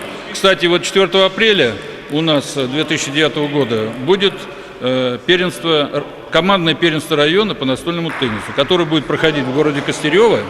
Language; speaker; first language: Russian; native; Russian